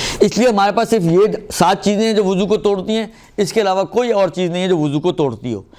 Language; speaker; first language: Urdu; non-native, local second language; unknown